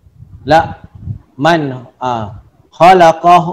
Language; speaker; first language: Arabic; non-native, fluent; Malay